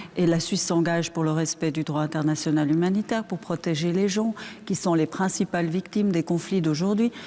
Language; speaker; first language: French; native; French